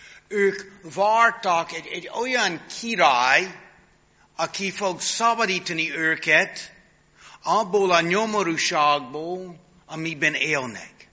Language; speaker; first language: Hungarian; non-native, fluent; English